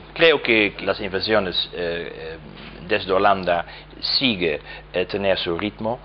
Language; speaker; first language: Spanish; non-native, fluent; Dutch